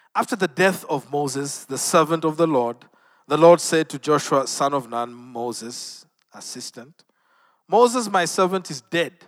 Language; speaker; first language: English; non-native, local second language; Luo (Kenya and Tanzania)